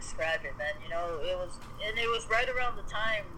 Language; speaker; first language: English; native; English